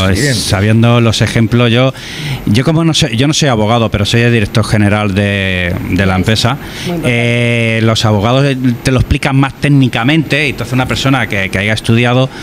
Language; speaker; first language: Spanish; native; Spanish